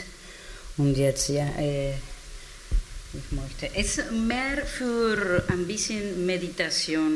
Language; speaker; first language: German; non-native, learner; Spanish